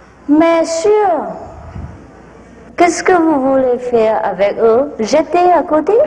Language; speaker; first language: French; non-native, fluent; Vietnamese